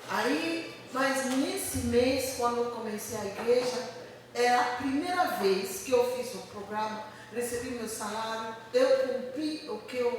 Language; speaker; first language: Portuguese; non-native, learner; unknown